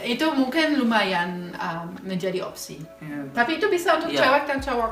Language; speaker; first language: Indonesian; non-native, fluent; German